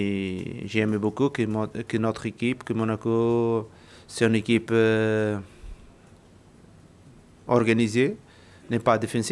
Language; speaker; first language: French; non-native, learner; Portuguese